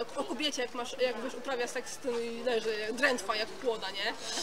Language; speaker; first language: Polish; native; Polish